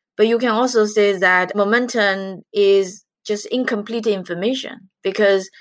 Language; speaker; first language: English; non-native, fluent; Chinese